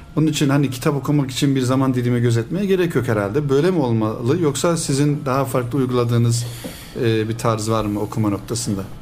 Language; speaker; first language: Turkish; native; Turkish